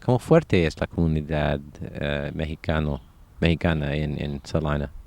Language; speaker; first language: Spanish; non-native, learner; English